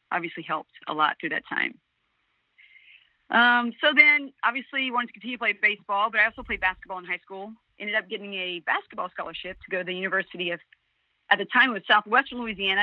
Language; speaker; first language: English; native; English